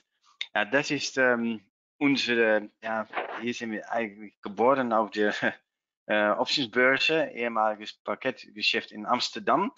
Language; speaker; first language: German; non-native, learner; Dutch